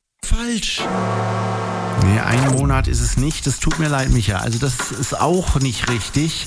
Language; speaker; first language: German; native; German